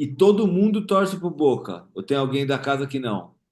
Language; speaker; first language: Portuguese; native; Portuguese